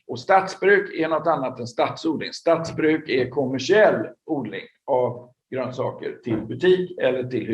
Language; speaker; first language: Swedish; native; Swedish